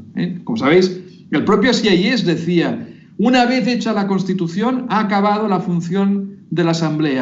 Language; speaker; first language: Spanish; native; Spanish